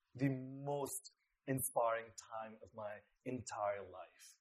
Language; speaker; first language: English; non-native, local second language; Nepali